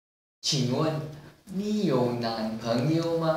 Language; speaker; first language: Chinese; non-native, learner; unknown